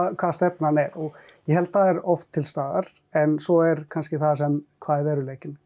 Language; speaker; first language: Icelandic; non-native, fluent; Finnish